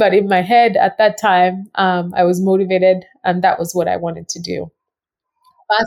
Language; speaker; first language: English; non-native, local second language; Yoruba